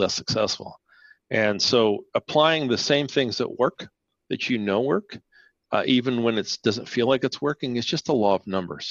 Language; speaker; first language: English; non-native, fluent; Spanish